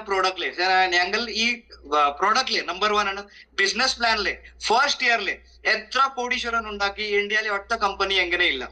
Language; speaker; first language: Malayalam; non-native, fluent; Hindi